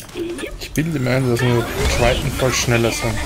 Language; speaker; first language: German; native; German